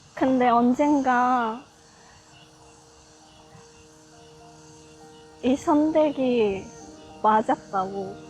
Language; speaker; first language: Korean; non-native, fluent; Japanese